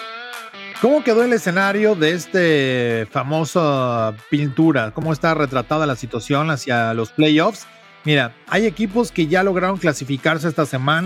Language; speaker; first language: Spanish; native; Spanish